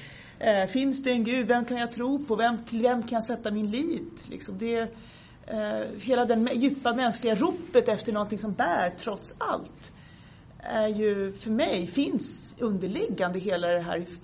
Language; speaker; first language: Swedish; native; Swedish